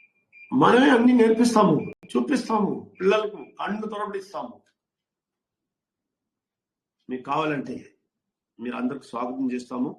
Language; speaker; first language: Telugu; non-native, learner; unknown